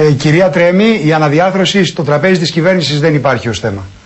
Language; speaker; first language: Greek; native; Greek